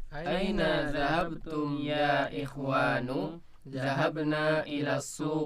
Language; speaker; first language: Arabic; non-native, learner; Indonesian